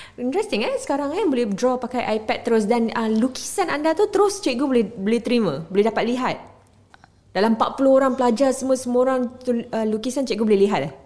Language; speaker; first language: Malay; native; Malay